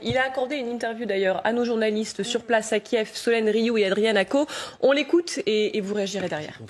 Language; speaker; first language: French; native; French